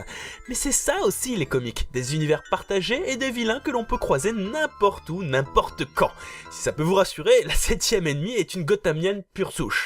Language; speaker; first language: French; native; French